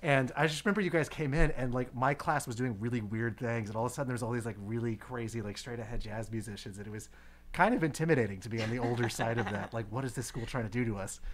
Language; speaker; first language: English; native; English